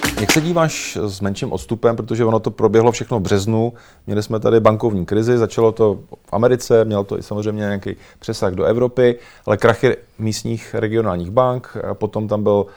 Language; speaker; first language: Czech; native; Czech